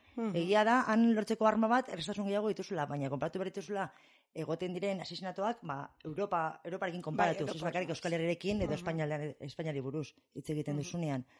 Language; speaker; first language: Basque; non-native, fluent; English